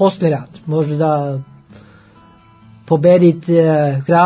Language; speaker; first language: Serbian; non-native, learner; Norwegian